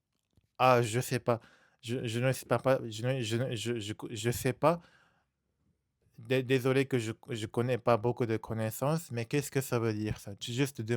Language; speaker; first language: French; non-native, learner; Japanese